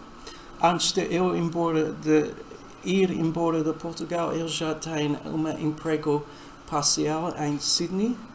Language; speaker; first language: Portuguese; non-native, fluent; English